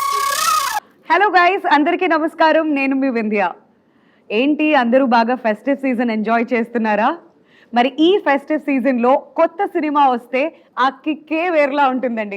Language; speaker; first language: Telugu; native; Telugu